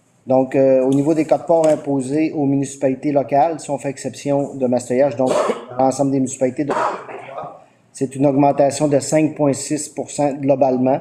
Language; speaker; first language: French; native; French